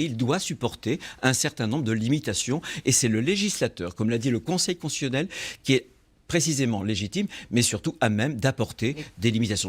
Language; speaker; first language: French; native; French